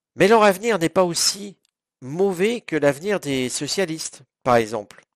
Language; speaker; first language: French; native; French